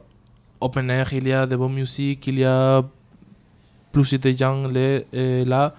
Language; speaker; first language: French; non-native, learner; Spanish